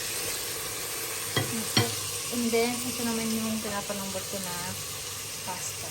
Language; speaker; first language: Filipino; native; Filipino